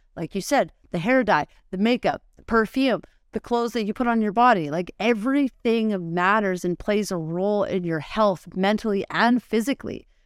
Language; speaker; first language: English; native; English